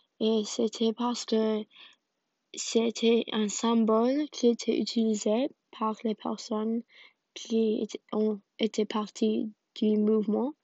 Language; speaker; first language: French; non-native, learner; English